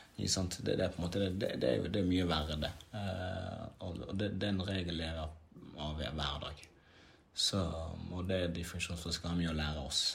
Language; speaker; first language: Norwegian; early bilingual, other home language; Swahili